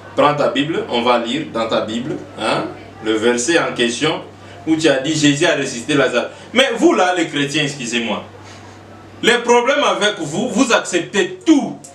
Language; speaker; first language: French; non-native, local second language; Lingala